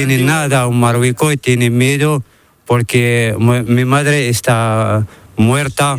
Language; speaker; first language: Spanish; non-native, learner; Arabic